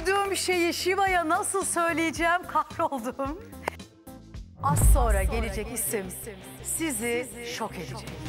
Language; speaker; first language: Turkish; native; Turkish